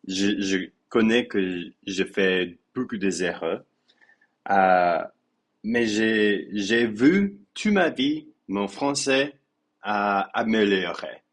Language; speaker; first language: French; non-native, learner; English